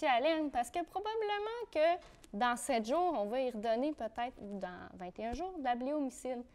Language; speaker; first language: French; native; French